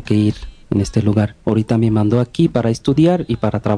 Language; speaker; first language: Spanish; non-native, learner; Bangla